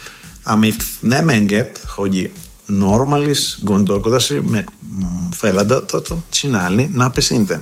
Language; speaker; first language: Hungarian; non-native, learner; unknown